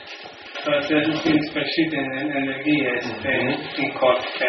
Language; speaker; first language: German; non-native, learner; Slovenian